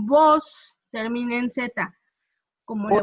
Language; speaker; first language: Spanish; non-native, fluent; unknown